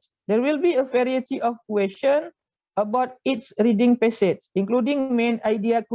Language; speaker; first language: English; non-native, fluent; Indonesian